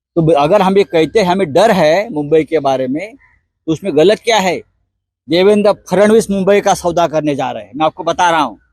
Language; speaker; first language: Hindi; non-native, local second language; Marathi